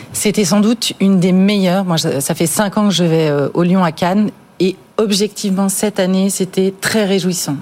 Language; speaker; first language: French; native; French